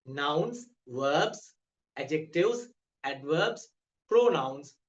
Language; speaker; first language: English; non-native, local second language; Sinhala